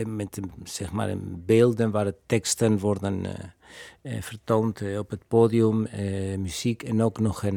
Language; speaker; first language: Dutch; non-native, fluent; Spanish